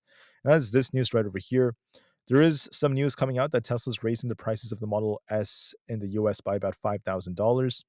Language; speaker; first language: English; native; English